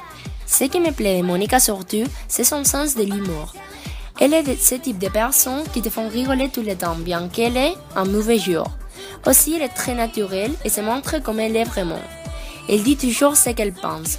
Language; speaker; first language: French; non-native, learner; Spanish